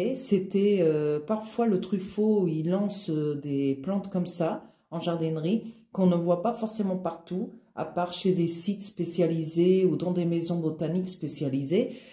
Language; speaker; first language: French; non-native, fluent; Portuguese